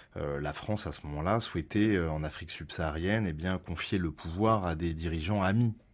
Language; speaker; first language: French; native; French